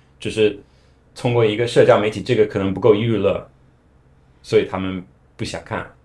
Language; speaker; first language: Chinese; non-native, fluent; English